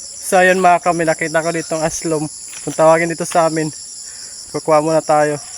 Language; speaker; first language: Filipino; non-native, local second language; Waray